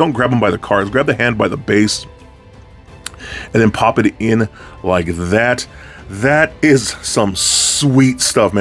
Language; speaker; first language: English; native; English